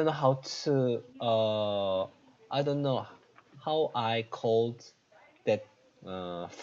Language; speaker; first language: English; non-native, learner; Korean